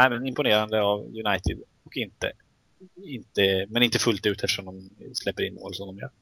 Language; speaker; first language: Swedish; native; Swedish